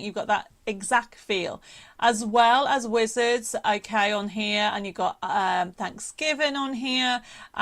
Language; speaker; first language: English; native; English